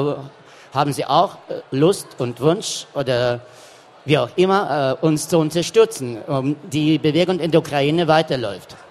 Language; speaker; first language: German; non-native, fluent; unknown